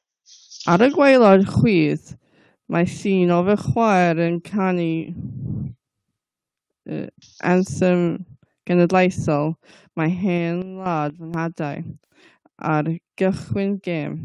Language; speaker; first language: Welsh; non-native, learner; English